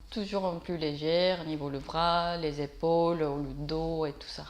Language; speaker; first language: French; non-native, learner; Japanese